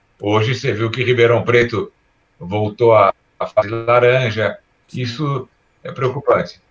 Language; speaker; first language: Portuguese; early bilingual, other home language; Armenian